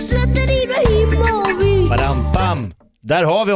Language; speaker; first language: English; non-native, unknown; Swedish